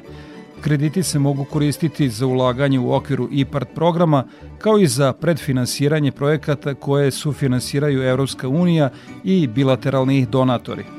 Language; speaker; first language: Serbian; native; Serbian